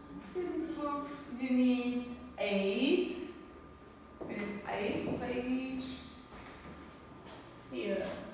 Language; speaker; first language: English; non-native, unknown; Turkish